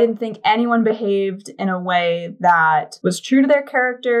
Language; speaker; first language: English; native; English